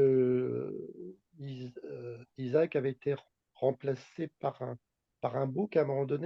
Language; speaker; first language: French; native; French